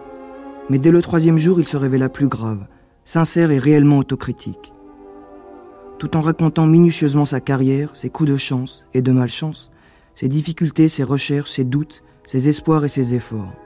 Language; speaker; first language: French; native; French